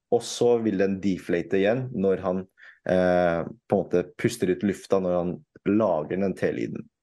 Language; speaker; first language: Norwegian; early bilingual, other home language; Filipino